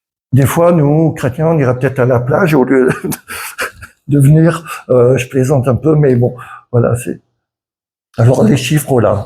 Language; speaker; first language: French; native; French